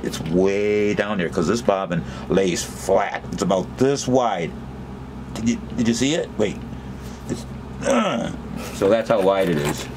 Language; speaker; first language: English; native; English